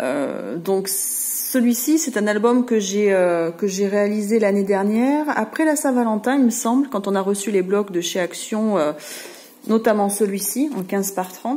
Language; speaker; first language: French; native; French